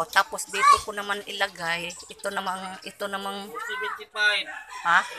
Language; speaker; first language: Filipino; non-native, local second language; Cebuano